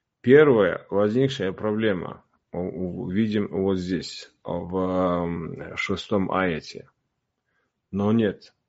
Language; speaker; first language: Russian; non-native, local second language; Uzbek